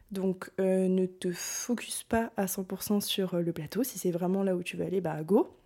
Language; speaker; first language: French; native; French